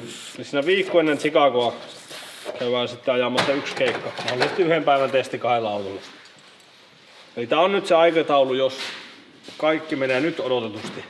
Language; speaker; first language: Finnish; native; Finnish